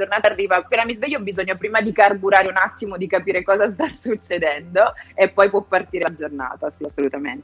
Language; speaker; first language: Italian; native; Italian